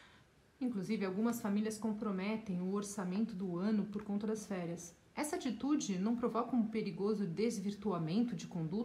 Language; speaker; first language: Portuguese; native; Portuguese